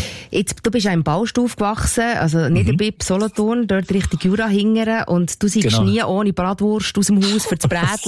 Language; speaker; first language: German; native; German